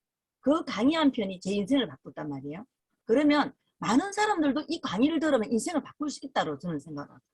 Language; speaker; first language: Korean; native; Korean